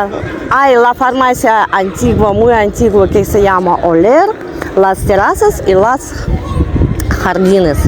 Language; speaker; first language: Spanish; non-native, learner; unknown